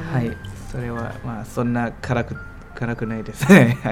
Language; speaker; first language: Japanese; non-native, learner; Thai